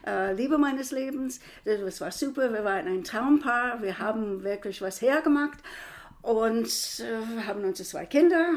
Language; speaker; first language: German; non-native, fluent; English